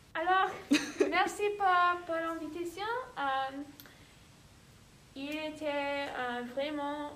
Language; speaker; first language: French; non-native, learner; English